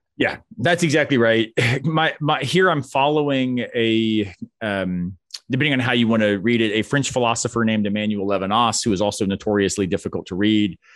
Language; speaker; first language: English; native; English